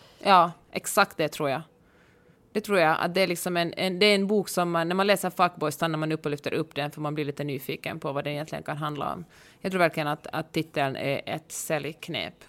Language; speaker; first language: Swedish; native; Swedish